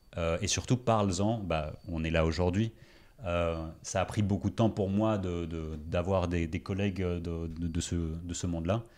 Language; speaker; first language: French; early bilingual, other home language; Greek